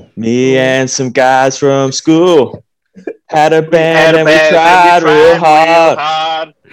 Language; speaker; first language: English; native; English